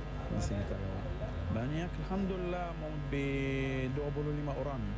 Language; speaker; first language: Indonesian; non-native, learner; Arabic